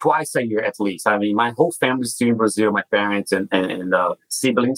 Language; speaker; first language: English; non-native, fluent; Portuguese